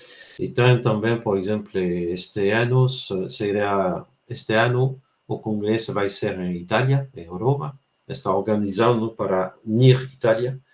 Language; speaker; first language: Portuguese; non-native, fluent; French